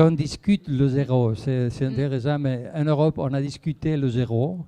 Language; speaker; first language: French; non-native, fluent; Spanish